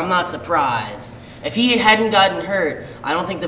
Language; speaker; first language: English; native; English